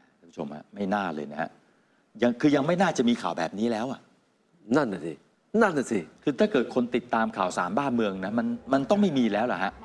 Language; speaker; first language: Thai; native; Thai